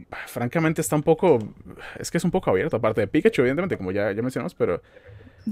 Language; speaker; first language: Spanish; native; Spanish